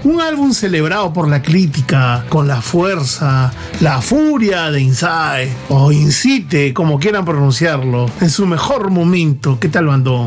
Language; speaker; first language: Spanish; native; Spanish